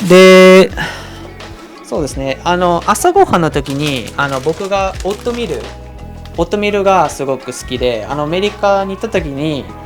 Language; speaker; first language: Japanese; non-native, fluent; English